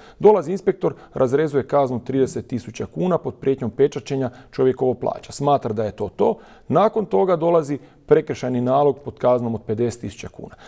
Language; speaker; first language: Croatian; native; Croatian